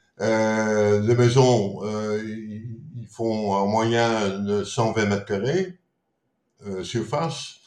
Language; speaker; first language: French; non-native, fluent; Dutch